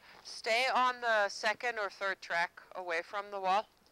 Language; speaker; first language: English; non-native, fluent; German